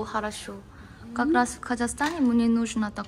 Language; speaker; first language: Russian; non-native, learner; Korean